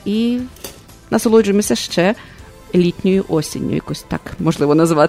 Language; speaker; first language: Ukrainian; native; Ukrainian